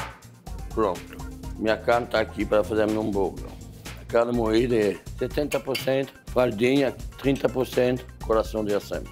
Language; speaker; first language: Portuguese; non-native, fluent; French